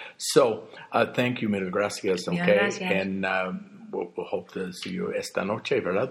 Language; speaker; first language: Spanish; non-native, learner; English